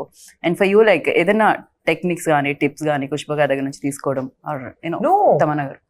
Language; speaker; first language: Telugu; native; Telugu